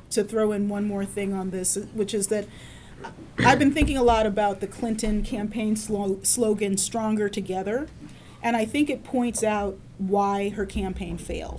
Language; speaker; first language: English; native; English